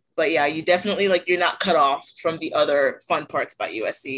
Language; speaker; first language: English; native; English